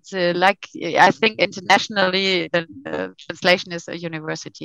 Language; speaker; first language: English; non-native, fluent; German